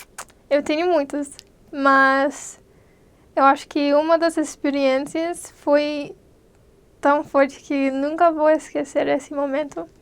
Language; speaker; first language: Portuguese; non-native, fluent; English